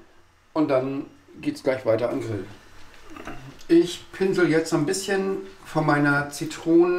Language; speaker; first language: German; native; German